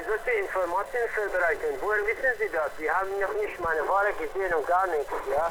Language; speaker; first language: German; non-native, learner; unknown